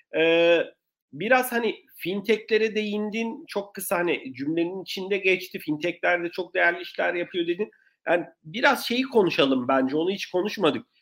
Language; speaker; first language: Turkish; native; Turkish